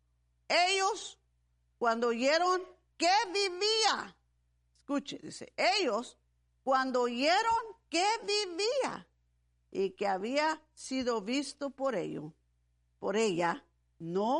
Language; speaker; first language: Spanish; early bilingual, heritage; Spanish